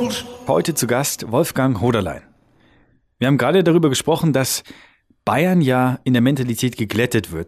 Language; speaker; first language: German; native; German